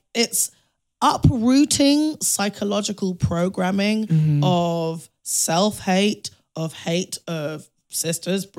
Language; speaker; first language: English; native; English